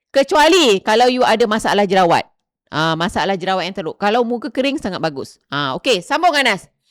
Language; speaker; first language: Malay; native; Malay